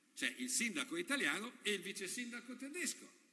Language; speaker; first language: Italian; native; Italian